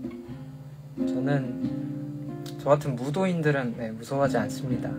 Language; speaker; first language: Korean; native; Korean